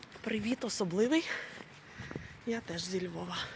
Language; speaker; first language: Ukrainian; native; Ukrainian